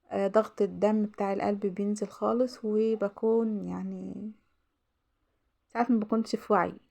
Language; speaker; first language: Arabic; native; Arabic